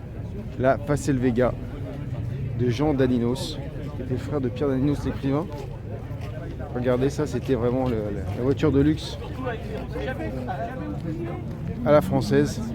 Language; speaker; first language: French; native; French